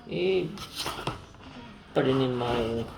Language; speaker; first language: Russian; non-native, fluent; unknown